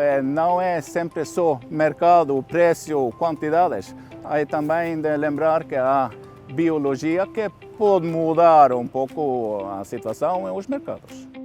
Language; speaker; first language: Portuguese; non-native, fluent; Norwegian